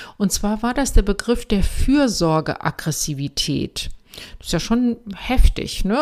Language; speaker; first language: German; native; German